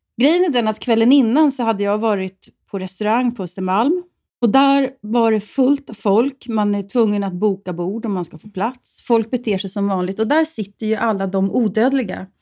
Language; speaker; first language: Swedish; native; Swedish